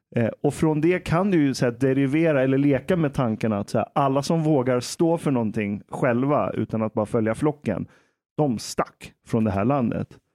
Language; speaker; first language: Swedish; early bilingual, other home language; Persian